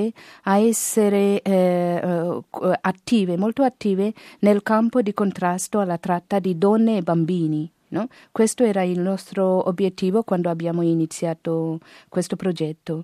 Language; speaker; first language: Italian; non-native, fluent; Garo